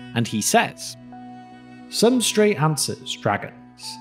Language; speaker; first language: English; native; English